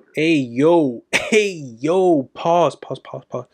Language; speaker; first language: English; native; English